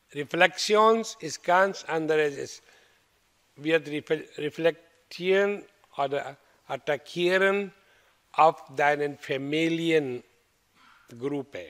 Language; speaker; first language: German; non-native, learner; Hindi